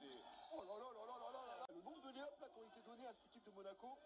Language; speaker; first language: French; native; French